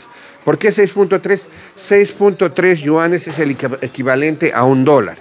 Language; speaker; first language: Spanish; native; Spanish